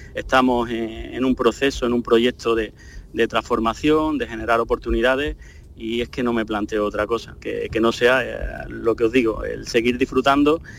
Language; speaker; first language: Spanish; native; Spanish